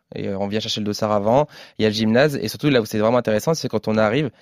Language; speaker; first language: French; native; French